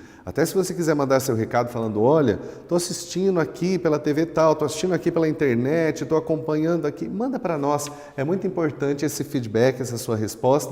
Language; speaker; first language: Portuguese; native; Portuguese